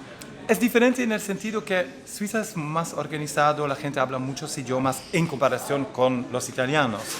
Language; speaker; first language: Spanish; non-native, fluent; Dutch